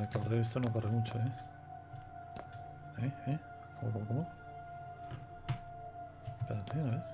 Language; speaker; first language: Spanish; native; Spanish